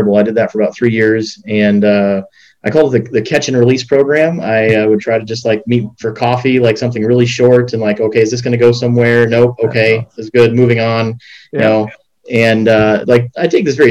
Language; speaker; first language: English; native; English